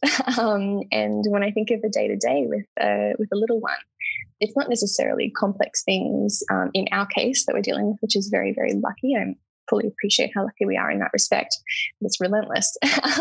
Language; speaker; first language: English; native; English